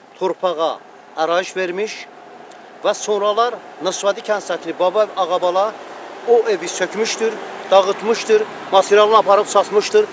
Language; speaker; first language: Azerbaijani; native; Azerbaijani